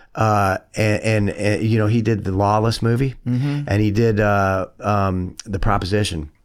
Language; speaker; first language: English; native; English